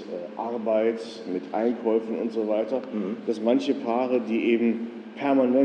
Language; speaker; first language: German; native; German